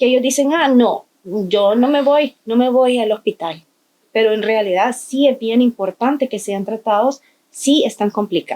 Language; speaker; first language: Spanish; native; Spanish